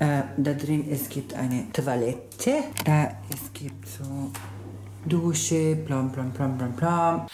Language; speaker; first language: German; early bilingual, other home language; Spanish